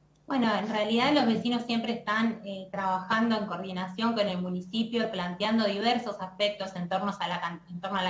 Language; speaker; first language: Spanish; native; Spanish